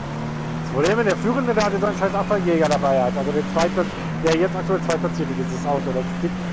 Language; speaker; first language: German; native; German